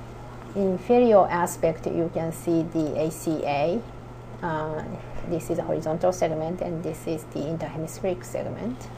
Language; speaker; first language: English; non-native, fluent; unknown